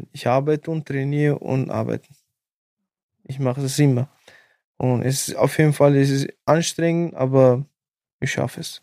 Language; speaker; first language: German; non-native, fluent; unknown